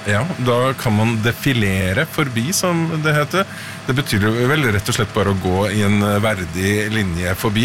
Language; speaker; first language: Norwegian; native; Norwegian